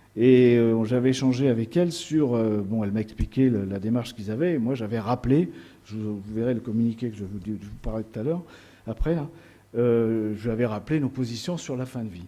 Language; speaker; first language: French; native; French